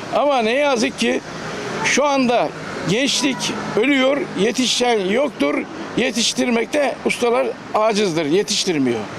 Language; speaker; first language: Turkish; native; Turkish